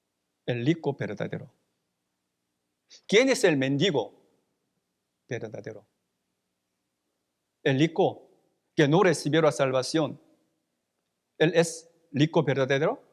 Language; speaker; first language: Spanish; non-native, fluent; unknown